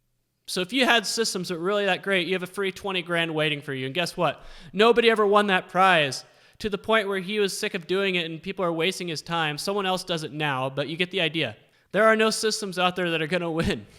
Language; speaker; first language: English; native; English